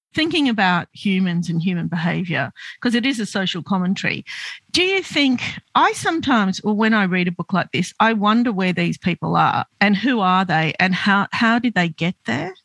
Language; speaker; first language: English; native; English